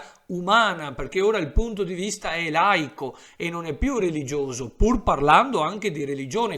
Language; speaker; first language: Italian; native; Italian